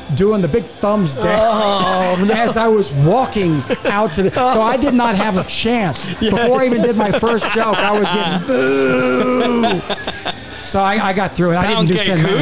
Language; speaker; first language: English; native; English